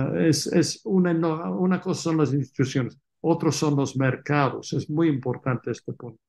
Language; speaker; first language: Spanish; non-native, fluent; English